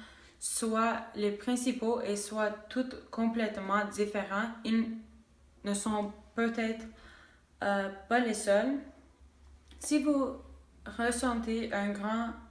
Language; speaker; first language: French; non-native, local second language; English